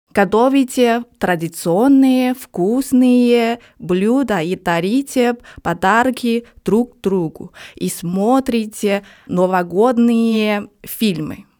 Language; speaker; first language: Russian; non-native, learner; Chinese